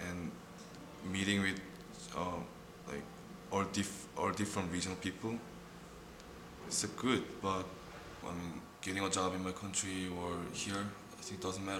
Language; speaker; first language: English; non-native, learner; Korean